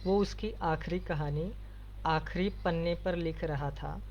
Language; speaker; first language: Hindi; non-native, local second language; Marathi